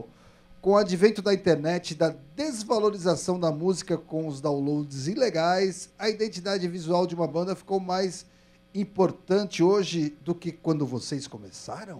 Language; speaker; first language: Portuguese; native; Portuguese